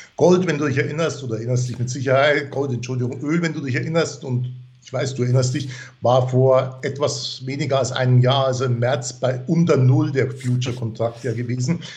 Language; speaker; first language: German; non-native, fluent; English